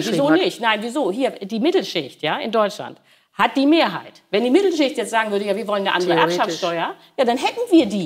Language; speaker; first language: German; native; German